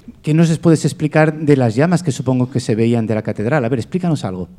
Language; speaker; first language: Spanish; native; Spanish